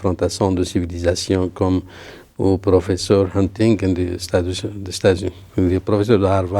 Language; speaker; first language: Portuguese; non-native, learner; Arabic